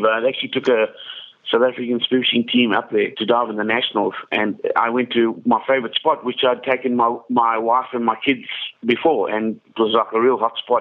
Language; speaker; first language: English; native; English